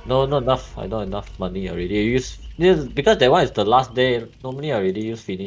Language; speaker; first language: English; non-native, local second language; Chinese